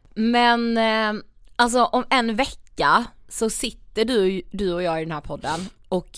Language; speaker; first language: Swedish; native; Swedish